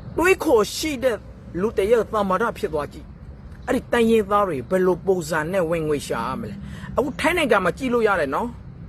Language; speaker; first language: Burmese; native; Burmese